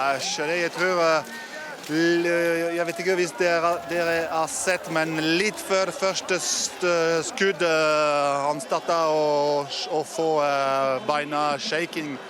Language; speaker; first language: Norwegian; non-native, fluent; French